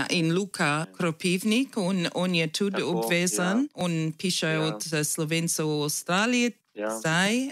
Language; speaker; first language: Slovenian; early bilingual, heritage; Slovenian